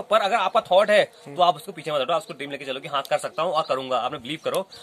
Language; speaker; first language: Hindi; native; Hindi